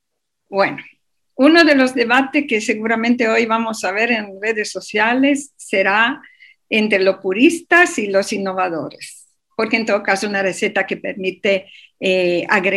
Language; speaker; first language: Spanish; non-native, fluent; Italian